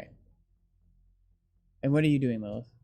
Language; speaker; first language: English; native; English